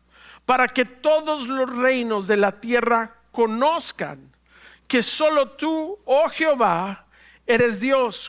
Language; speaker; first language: Spanish; native; Spanish